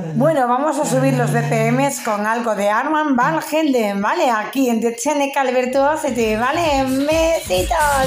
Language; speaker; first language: Spanish; native; Spanish